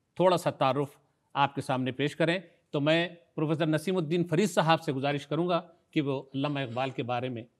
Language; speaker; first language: Urdu; native; Urdu